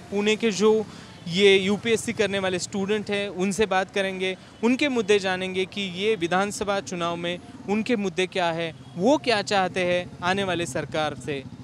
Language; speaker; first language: Hindi; non-native, local second language; Marathi